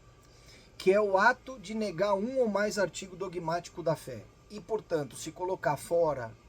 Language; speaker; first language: Portuguese; native; Portuguese